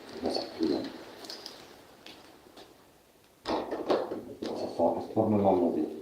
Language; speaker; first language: French; native; French